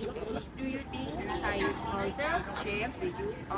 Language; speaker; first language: English; non-native, learner; Thai